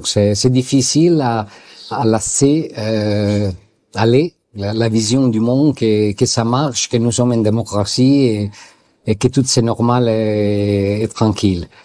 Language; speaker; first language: French; non-native, learner; Italian